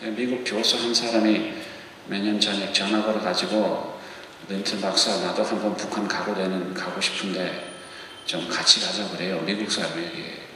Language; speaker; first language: Korean; non-native, local second language; English